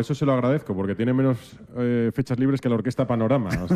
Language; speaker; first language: Spanish; native; Spanish